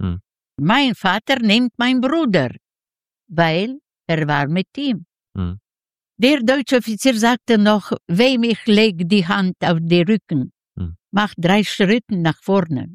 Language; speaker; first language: German; non-native, learner; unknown